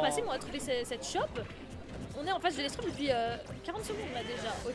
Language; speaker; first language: French; native; French